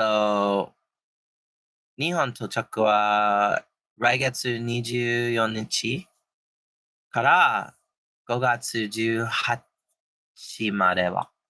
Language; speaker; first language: Japanese; non-native, learner; English